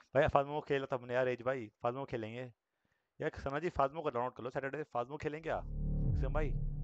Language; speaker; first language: Hindi; native; Hindi